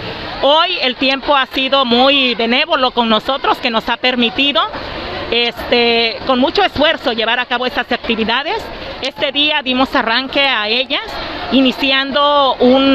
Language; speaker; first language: Spanish; native; Spanish